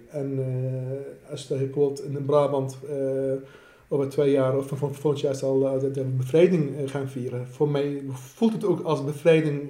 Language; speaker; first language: Dutch; non-native, fluent; Assyrian Neo-Aramaic